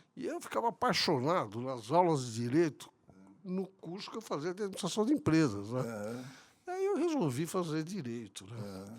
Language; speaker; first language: Portuguese; early bilingual, other home language; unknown